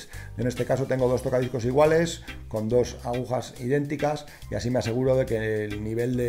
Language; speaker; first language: Spanish; native; Spanish